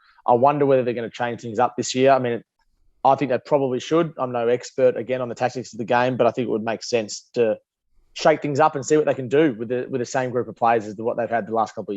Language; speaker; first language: English; native; English